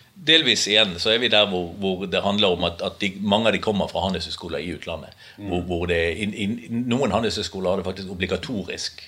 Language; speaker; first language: Norwegian; native; Norwegian